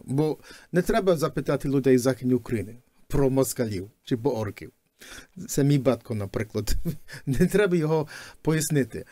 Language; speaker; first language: Ukrainian; early bilingual, heritage; Ukrainian